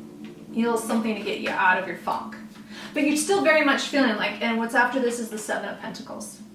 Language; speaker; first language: English; native; English